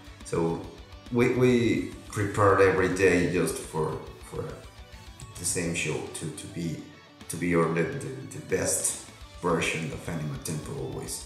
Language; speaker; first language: English; non-native, local second language; Spanish